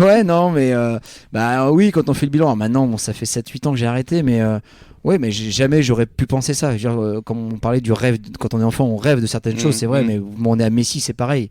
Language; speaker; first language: French; native; French